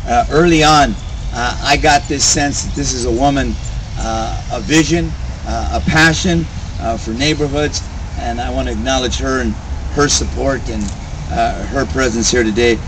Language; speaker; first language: English; native; English